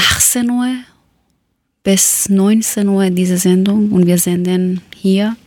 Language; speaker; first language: German; non-native, learner; Persian